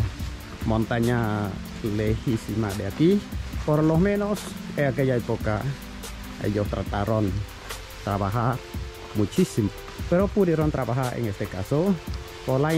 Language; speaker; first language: Spanish; non-native, learner; Khmer